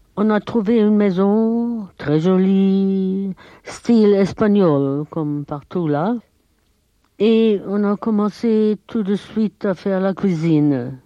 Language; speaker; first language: French; non-native, fluent; German